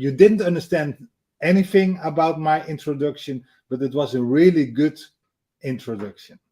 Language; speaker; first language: English; non-native, fluent; Dutch